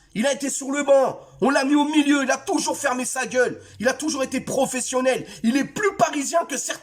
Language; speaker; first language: French; native; French